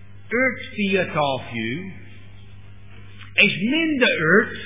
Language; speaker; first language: Hungarian; non-native, learner; English